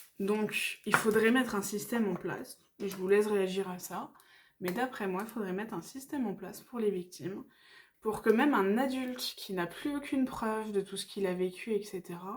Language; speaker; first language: French; native; French